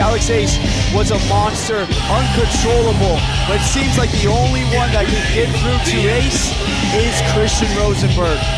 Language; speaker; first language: English; native; English